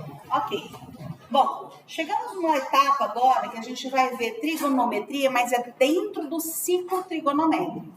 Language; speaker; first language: Portuguese; native; Portuguese